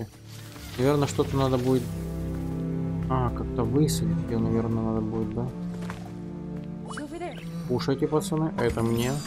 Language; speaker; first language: Russian; native; Russian